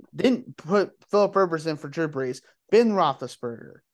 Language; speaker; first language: English; native; English